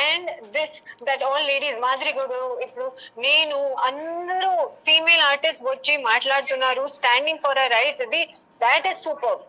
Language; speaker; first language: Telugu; non-native, learner; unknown